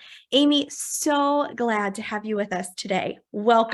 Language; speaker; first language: English; native; English